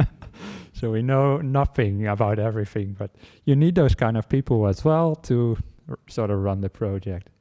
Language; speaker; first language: English; non-native, fluent; Dutch